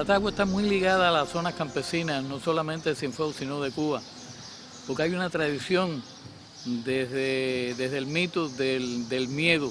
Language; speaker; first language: Spanish; native; Spanish